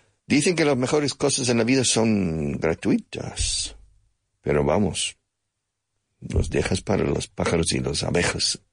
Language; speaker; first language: Spanish; non-native, fluent; English